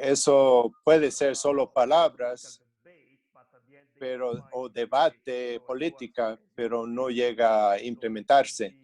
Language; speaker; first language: Spanish; non-native, fluent; English